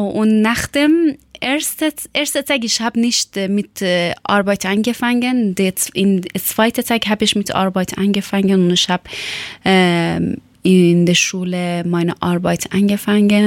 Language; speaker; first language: German; non-native, learner; Persian